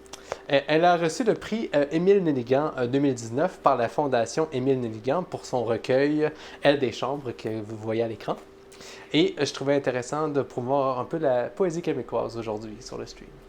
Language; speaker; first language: French; native; French